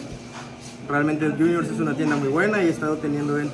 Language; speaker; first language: Spanish; native; Spanish